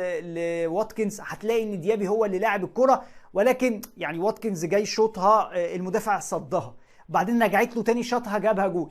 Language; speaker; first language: Arabic; native; Arabic